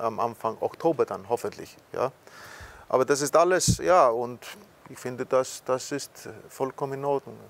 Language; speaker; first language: German; non-native, fluent; Icelandic